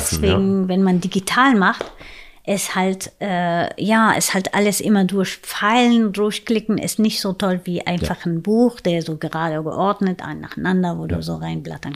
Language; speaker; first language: German; non-native, fluent; Arabic